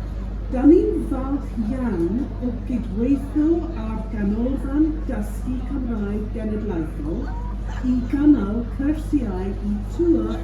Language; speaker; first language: Welsh; non-native, learner; English